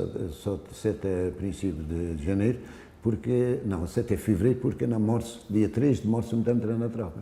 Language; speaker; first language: Portuguese; non-native, local second language; Kabuverdianu